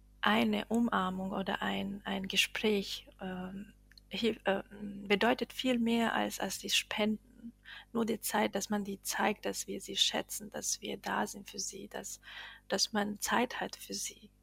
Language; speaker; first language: German; non-native, fluent; Bosnian